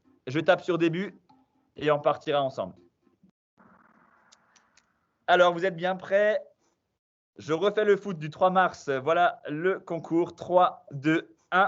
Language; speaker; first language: French; native; French